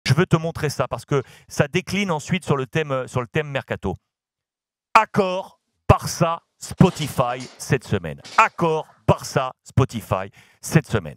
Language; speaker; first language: French; native; French